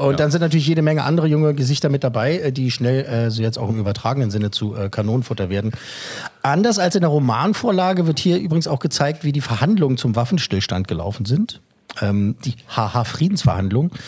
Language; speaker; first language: German; native; German